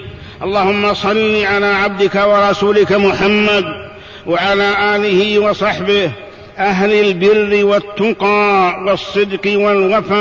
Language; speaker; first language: Arabic; native; Arabic